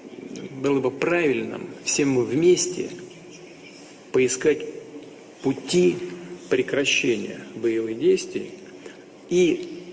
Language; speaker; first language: Russian; native; Russian